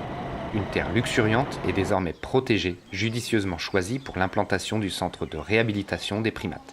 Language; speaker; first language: French; native; French